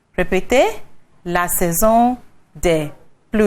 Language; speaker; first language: French; non-native, fluent; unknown